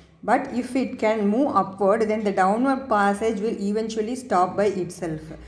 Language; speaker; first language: English; non-native, local second language; Tamil